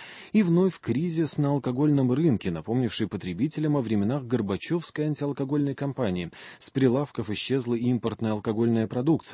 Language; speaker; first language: Russian; native; Russian